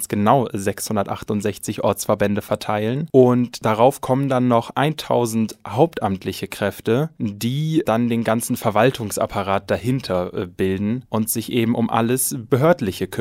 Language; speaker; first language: German; native; German